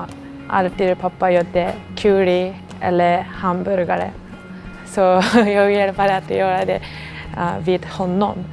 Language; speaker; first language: Swedish; non-native, learner; Japanese